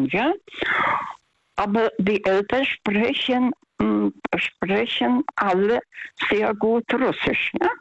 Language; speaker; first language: German; non-native, fluent; Russian